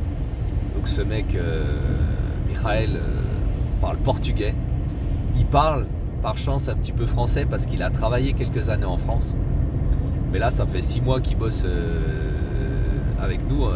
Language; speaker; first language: French; native; French